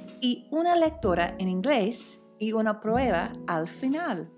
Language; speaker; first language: Spanish; non-native, fluent; English